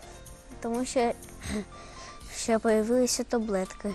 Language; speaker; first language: Ukrainian; non-native, local second language; Russian